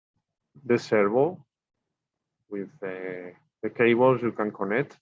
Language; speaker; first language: English; non-native, learner; Spanish